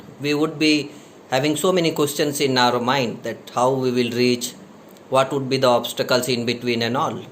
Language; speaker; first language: English; non-native, local second language; Hindi